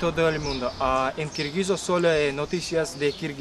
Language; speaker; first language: Spanish; non-native, learner; Kyrgyz